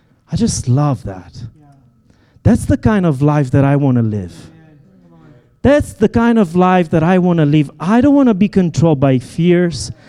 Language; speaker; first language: English; non-native, fluent; Italian